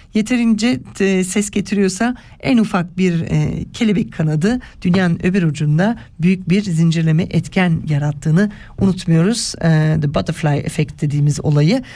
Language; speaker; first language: Turkish; early bilingual, heritage; Turkish